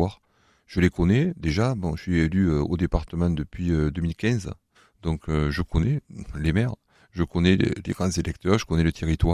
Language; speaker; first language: French; native; French